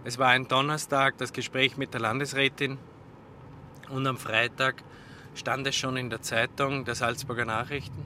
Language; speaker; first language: German; native; German